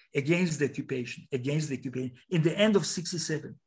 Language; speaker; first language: English; non-native, fluent; Hebrew